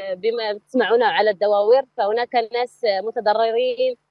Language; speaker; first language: Arabic; native; Arabic